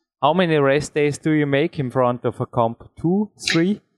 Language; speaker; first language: English; non-native, fluent; German